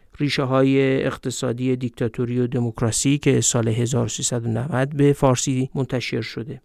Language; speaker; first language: Persian; native; Persian